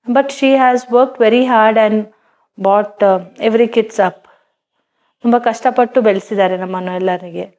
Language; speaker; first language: Kannada; early bilingual, other home language; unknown